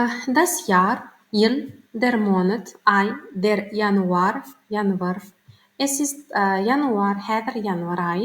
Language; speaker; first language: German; non-native, learner; Turkmen